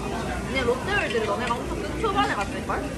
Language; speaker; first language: Korean; native; Korean